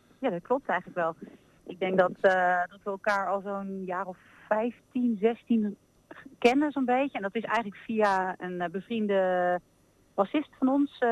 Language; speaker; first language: Dutch; early bilingual, other home language; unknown